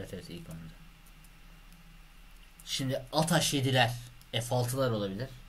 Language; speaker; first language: Turkish; native; Turkish